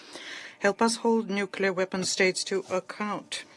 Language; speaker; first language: English; non-native, fluent; Portuguese